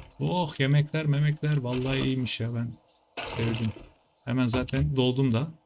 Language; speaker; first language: Turkish; early bilingual, heritage; Turkish